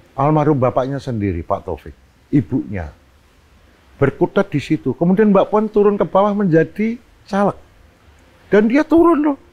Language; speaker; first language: Indonesian; non-native, local second language; Javanese